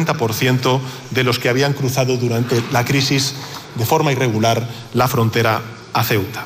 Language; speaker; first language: Spanish; native; Spanish